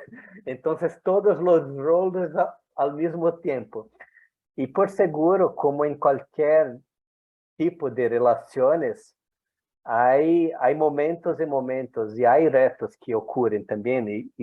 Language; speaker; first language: Spanish; non-native, fluent; Portuguese